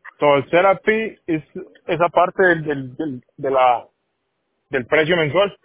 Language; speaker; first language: Spanish; native; Spanish